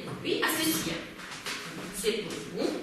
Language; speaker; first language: French; non-native, fluent; Russian